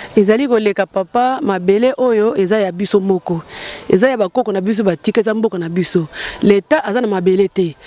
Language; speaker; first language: Lingala; non-native, local second language; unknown